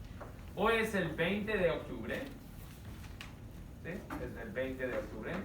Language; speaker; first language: Spanish; non-native, fluent; English